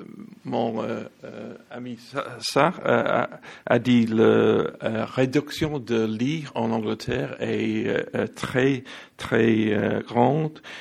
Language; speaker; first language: French; non-native, learner; English